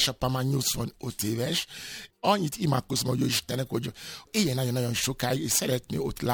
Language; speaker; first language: Hungarian; non-native, fluent; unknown